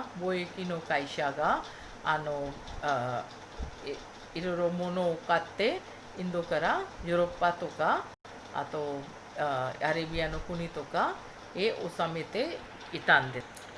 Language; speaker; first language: Japanese; non-native, fluent; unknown